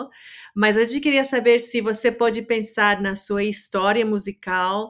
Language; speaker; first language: Portuguese; non-native, fluent; English